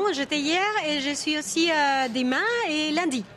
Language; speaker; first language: French; non-native, fluent; Spanish